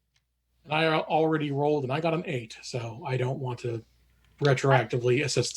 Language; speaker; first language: English; native; English